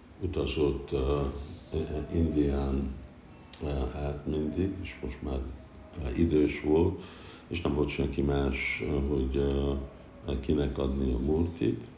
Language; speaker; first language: Hungarian; early bilingual, heritage; Hungarian